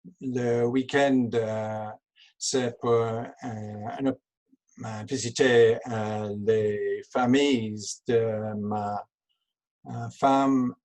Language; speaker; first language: French; non-native, learner; English